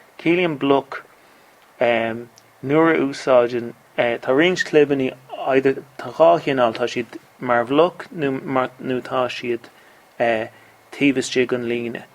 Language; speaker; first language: Irish; native; Irish